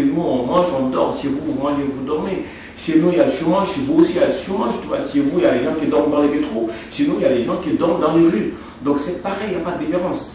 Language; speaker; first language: French; non-native, local second language; Wolof